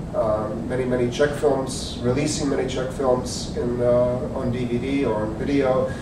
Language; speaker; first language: English; early bilingual, other home language; Czech